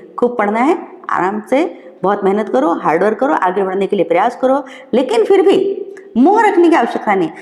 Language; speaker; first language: Hindi; native; Hindi